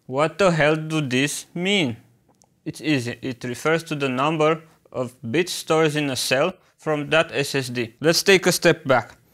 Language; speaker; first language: English; non-native, fluent; Romanian